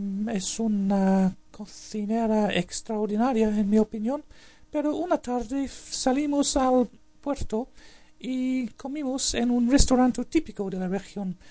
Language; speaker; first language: Spanish; non-native, learner; English